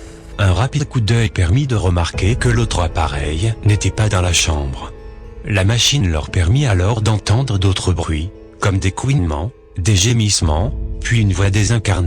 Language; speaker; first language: French; native; French